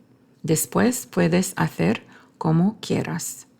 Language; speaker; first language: Spanish; non-native, fluent; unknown